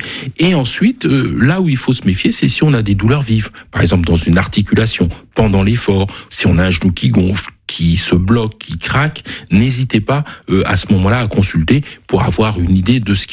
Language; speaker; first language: French; native; French